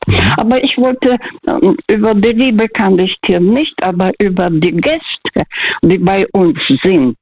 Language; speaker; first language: German; non-native, fluent; Russian